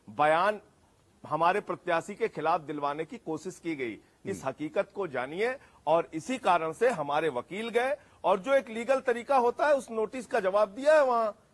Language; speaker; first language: Hindi; native; Hindi